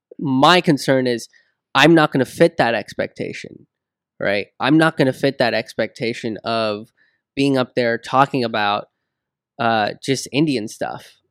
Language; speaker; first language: English; early bilingual, other home language; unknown